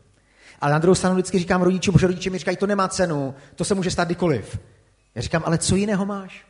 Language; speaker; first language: Czech; native; Czech